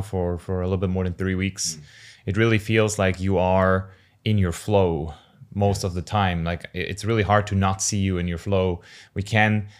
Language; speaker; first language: English; non-native, fluent; German